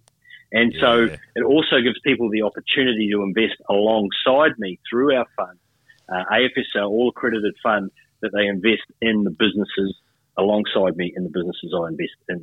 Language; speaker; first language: English; native; English